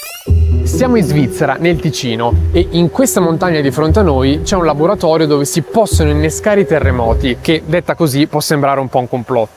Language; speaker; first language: Italian; native; Italian